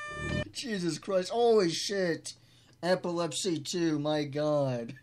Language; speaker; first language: English; native; English